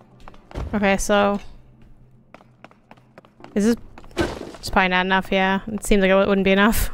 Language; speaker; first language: English; native; English